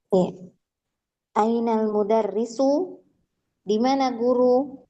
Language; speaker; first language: Arabic; non-native, learner; Indonesian